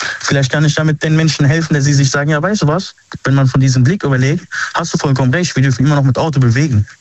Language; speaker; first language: German; early bilingual, other home language; Arabic